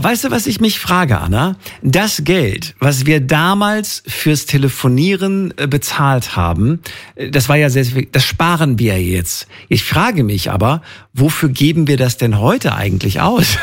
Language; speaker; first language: German; native; German